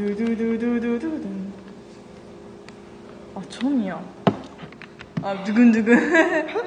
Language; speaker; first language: Korean; non-native, learner; Japanese